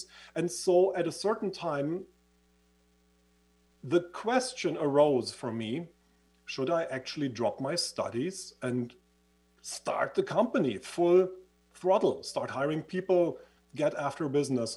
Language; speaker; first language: English; non-native, fluent; German